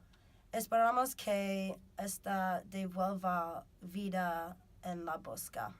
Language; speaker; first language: Spanish; non-native, fluent; English